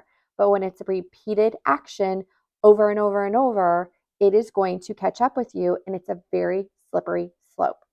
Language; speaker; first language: English; native; English